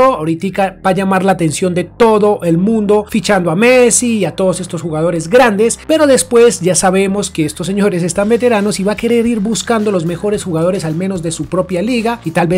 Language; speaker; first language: Spanish; native; Spanish